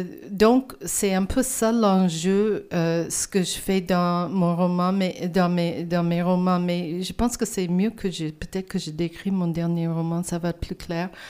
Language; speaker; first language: French; non-native, fluent; English